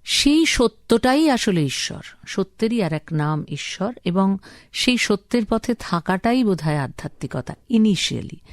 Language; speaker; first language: Bangla; native; Bangla